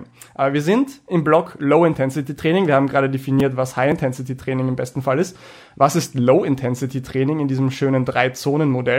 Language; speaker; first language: German; native; German